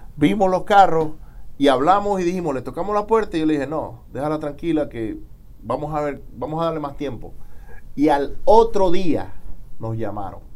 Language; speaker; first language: Spanish; native; Spanish